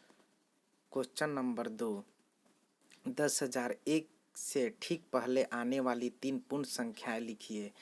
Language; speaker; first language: Hindi; native; Hindi